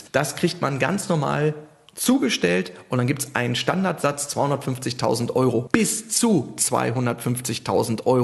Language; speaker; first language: German; native; German